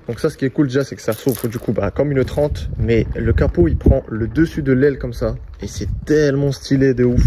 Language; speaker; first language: French; native; French